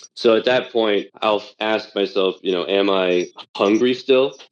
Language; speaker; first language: English; early bilingual, other home language; Chinese